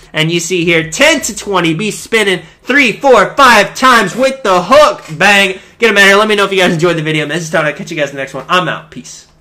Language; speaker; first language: English; native; English